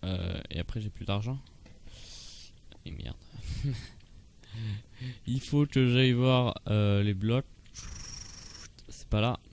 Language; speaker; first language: French; native; French